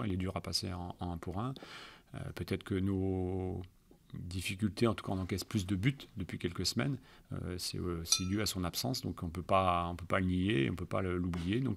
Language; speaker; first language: French; native; French